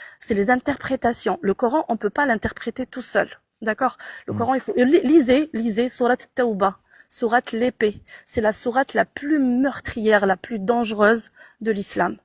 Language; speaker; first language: French; non-native, local second language; Arabic